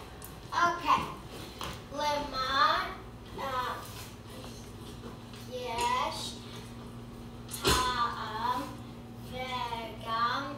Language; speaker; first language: Hebrew; non-native, learner; English